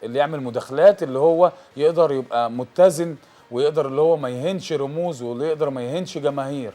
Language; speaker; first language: Arabic; native; Arabic